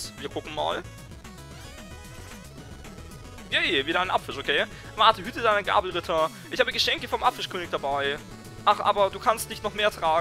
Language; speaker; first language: German; native; German